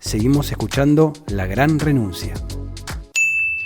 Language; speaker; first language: Spanish; native; Spanish